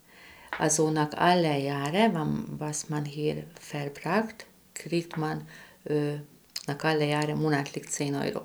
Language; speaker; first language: German; non-native, fluent; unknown